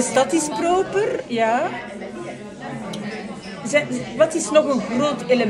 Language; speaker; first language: Dutch; non-native, fluent; French